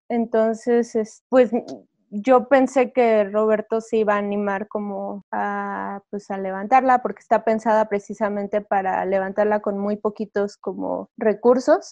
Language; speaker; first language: Spanish; native; Spanish